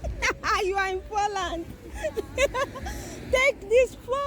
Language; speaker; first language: English; non-native, local second language; Igbo